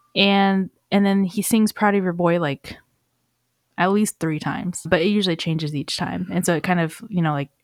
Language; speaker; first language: English; native; English